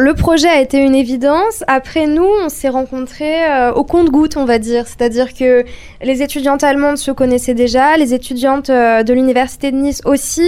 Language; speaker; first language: French; native; French